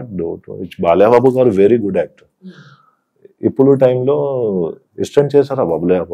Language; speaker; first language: Telugu; non-native, local second language; Hindi